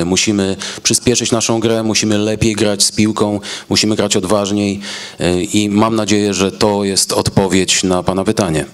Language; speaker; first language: Polish; native; Polish